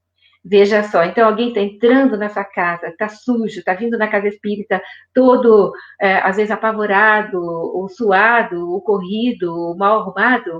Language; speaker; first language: Portuguese; native; Portuguese